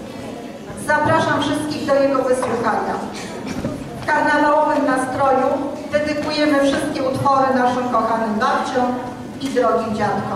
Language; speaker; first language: Polish; native; Polish